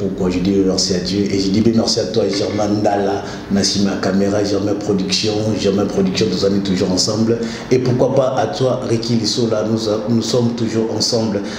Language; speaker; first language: French; non-native, local second language; Lingala